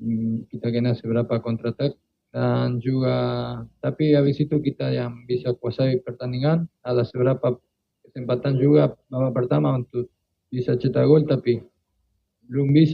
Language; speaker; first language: Indonesian; non-native, fluent; Spanish